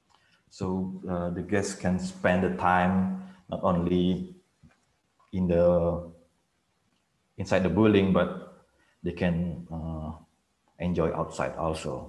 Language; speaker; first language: English; non-native, fluent; Indonesian